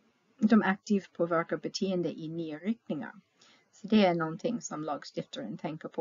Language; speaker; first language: Swedish; non-native, fluent; English